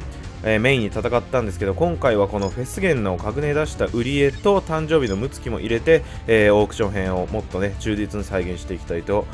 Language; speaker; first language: Japanese; native; Japanese